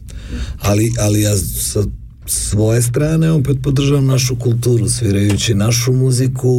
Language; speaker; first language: Serbian; native; Serbian